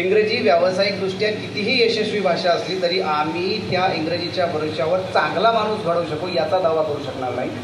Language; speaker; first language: Marathi; non-native, local second language; Hindi